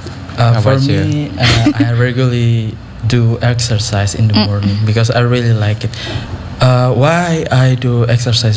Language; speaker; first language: English; non-native, learner; Indonesian